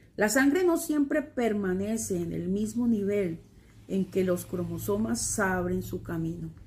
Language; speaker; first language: Spanish; native; Spanish